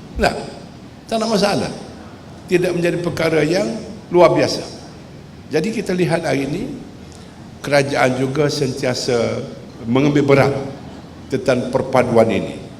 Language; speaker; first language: Malay; native; Malay